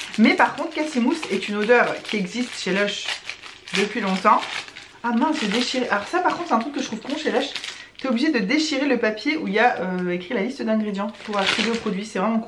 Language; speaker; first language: French; native; French